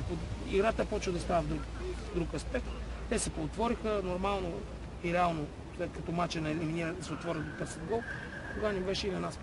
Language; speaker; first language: Bulgarian; native; Bulgarian